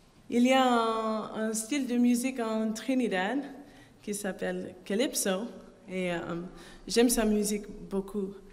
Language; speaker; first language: French; non-native, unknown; English